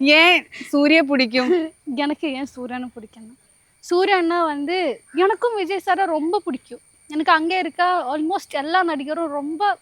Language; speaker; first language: Tamil; non-native, learner; Malayalam